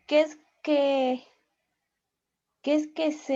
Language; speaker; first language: French; non-native, learner; Spanish